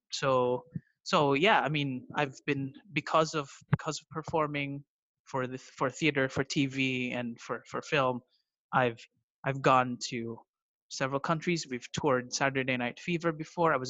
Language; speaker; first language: English; non-native, local second language; Filipino